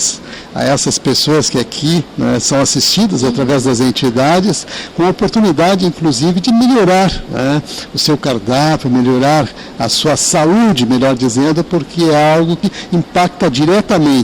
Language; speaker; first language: Portuguese; native; Portuguese